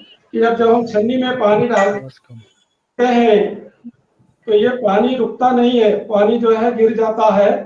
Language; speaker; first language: Hindi; native; Hindi